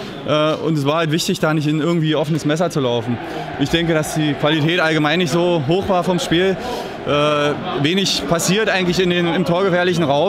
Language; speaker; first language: German; native; German